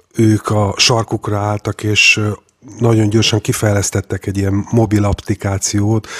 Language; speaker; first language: Hungarian; native; Hungarian